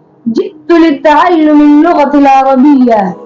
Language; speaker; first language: Arabic; non-native, learner; Urdu